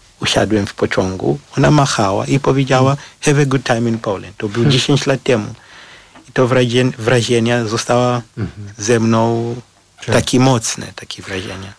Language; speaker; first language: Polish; non-native, fluent; Shona